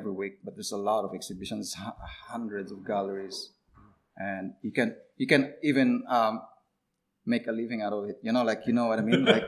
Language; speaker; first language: English; non-native, local second language; Cebuano